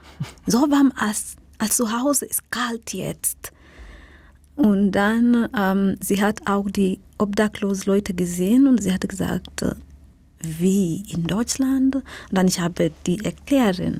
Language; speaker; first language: German; non-native, learner; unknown